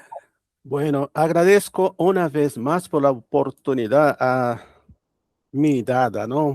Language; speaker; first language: Spanish; non-native, learner; Portuguese